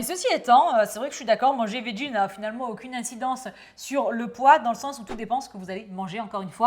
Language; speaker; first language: French; native; French